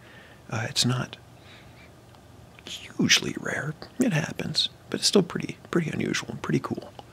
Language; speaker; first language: English; native; English